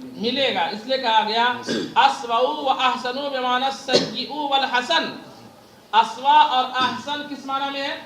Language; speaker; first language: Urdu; native; Urdu